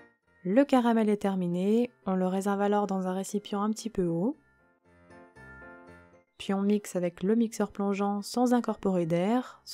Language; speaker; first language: French; native; French